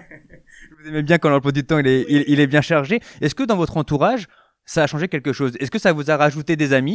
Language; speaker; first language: French; native; French